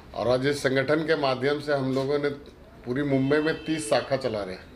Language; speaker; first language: Hindi; native; Hindi